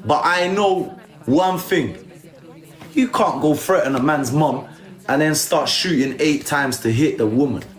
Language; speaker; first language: English; early bilingual, other home language; Albanian